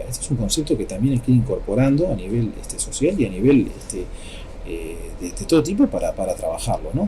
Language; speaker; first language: Spanish; native; Spanish